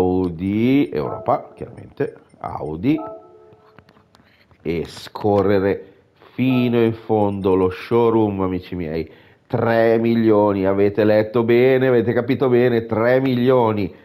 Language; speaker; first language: Italian; native; Italian